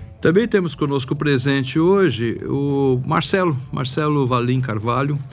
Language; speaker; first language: Portuguese; native; Portuguese